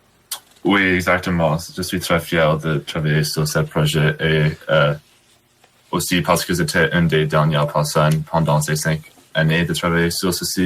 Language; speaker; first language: French; non-native, learner; English